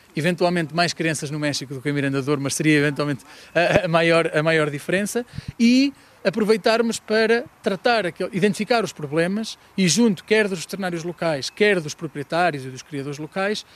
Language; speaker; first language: Portuguese; native; Portuguese